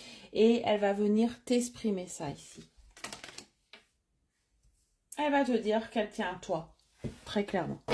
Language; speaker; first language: French; native; French